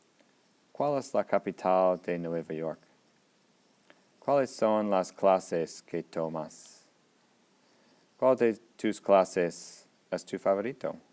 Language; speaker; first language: Spanish; non-native, fluent; English